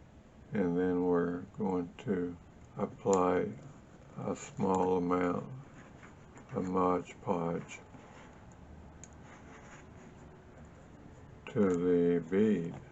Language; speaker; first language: English; native; English